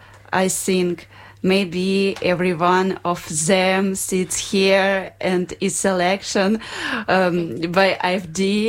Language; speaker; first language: English; non-native, learner; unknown